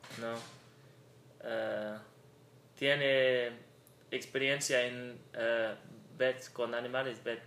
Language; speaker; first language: Spanish; non-native, learner; English